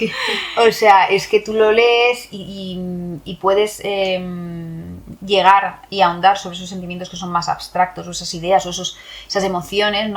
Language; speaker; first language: Spanish; native; Spanish